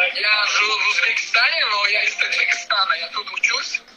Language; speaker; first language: Russian; non-native, learner; Tajik